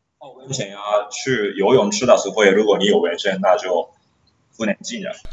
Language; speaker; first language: Chinese; non-native, fluent; Japanese